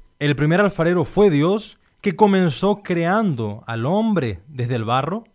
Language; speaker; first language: Spanish; non-native, fluent; Portuguese